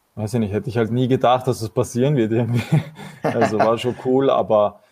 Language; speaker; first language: German; native; German